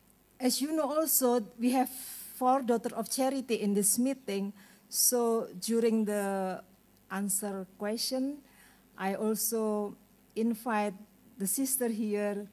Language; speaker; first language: English; non-native, learner; Indonesian